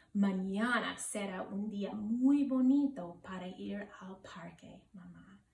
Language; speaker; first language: Spanish; non-native, fluent; English